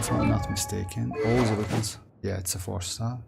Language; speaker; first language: English; non-native, fluent; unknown